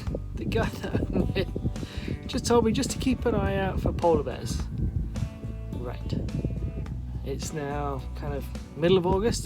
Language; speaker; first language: English; native; English